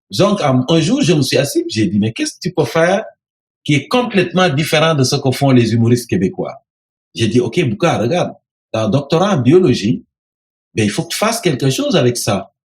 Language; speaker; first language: French; non-native, local second language; Serer